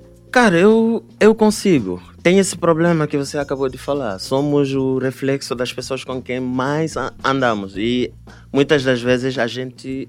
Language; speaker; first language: Portuguese; non-native, fluent; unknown